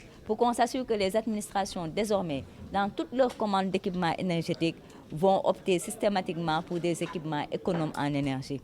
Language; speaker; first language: French; non-native, local second language; Wolof